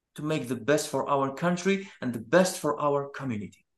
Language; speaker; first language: English; non-native, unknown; Arabic